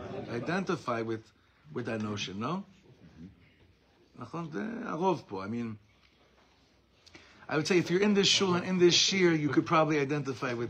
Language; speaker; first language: English; native; English